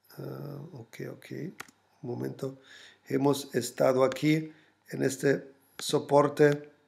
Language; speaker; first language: Spanish; non-native, fluent; German